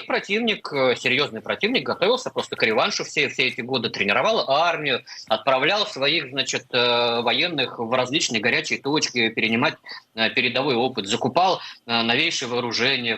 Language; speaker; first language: Russian; native; Russian